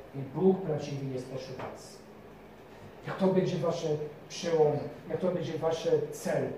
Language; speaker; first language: Polish; non-native, fluent; French